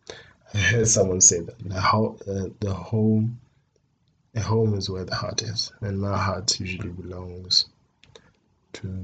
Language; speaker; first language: English; non-native, local second language; Tswana